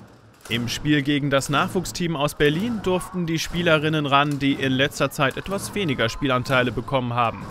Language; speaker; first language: German; native; German